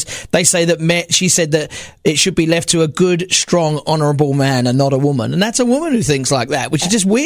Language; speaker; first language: English; native; English